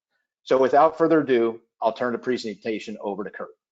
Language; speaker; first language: English; native; English